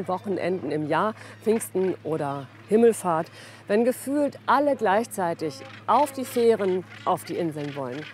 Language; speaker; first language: German; native; German